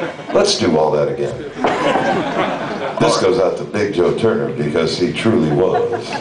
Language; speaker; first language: English; native; English